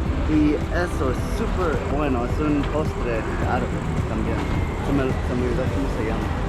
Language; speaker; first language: Spanish; non-native, fluent; English